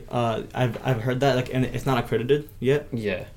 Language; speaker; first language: English; native; English